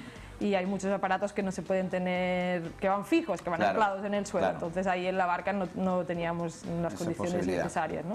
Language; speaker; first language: Spanish; native; Spanish